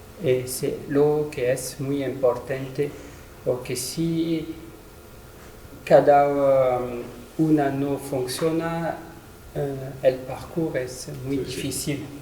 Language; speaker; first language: Spanish; non-native, learner; French